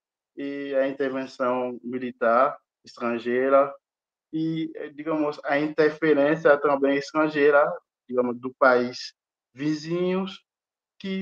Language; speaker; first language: Portuguese; non-native, fluent; Haitian Creole